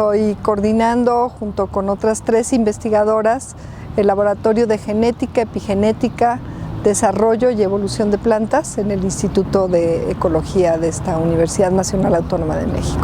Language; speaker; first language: Spanish; native; Spanish